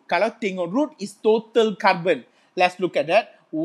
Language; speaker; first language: English; non-native, local second language; Malay